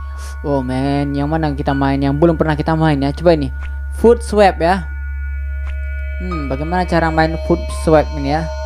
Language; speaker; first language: Indonesian; native; Indonesian